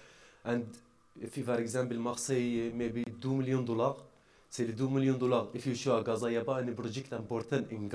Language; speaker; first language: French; non-native, learner; Arabic